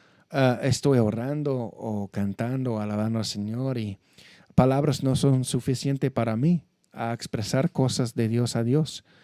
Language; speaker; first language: Spanish; non-native, fluent; English